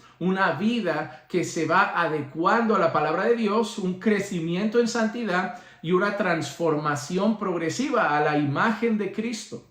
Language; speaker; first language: Spanish; native; Spanish